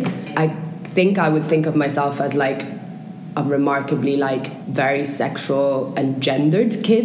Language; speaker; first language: English; non-native, fluent; Italian